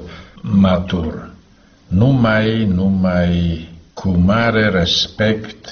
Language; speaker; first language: Romanian; non-native, learner; Slovak